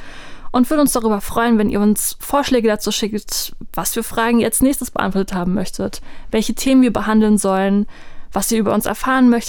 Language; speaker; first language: German; native; German